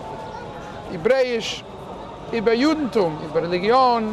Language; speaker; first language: German; non-native, fluent; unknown